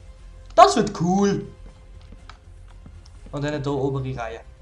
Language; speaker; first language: German; native; German